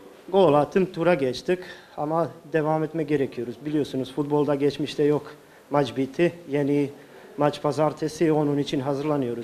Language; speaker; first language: Turkish; non-native, fluent; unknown